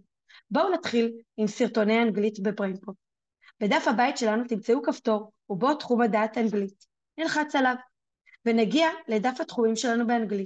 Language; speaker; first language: Hebrew; native; Hebrew